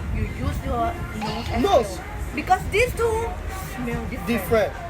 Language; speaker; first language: English; non-native, learner; Thai